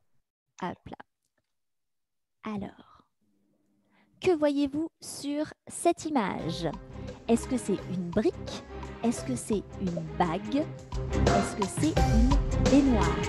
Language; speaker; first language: French; native; French